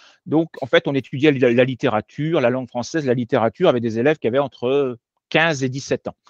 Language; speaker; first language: French; native; French